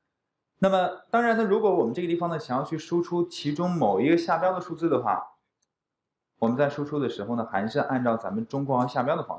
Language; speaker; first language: Chinese; native; Chinese